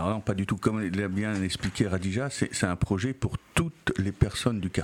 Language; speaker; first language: French; native; French